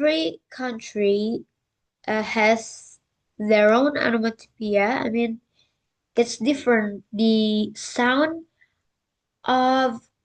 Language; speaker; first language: English; non-native, learner; Indonesian